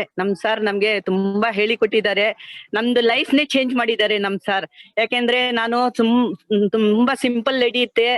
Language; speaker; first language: Kannada; non-native, local second language; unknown